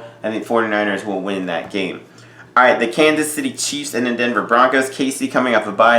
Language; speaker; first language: English; native; English